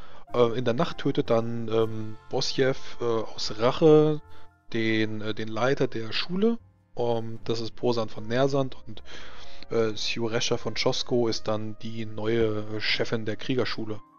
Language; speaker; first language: German; native; German